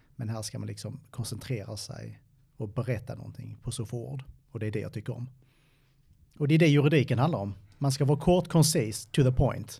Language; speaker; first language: Swedish; native; Swedish